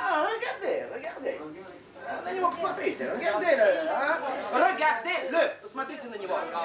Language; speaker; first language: French; non-native, learner; Russian